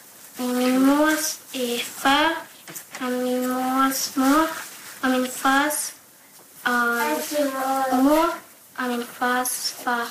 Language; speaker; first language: Danish; early bilingual, heritage; Danish